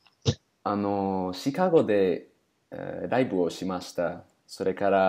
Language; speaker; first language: Japanese; non-native, learner; English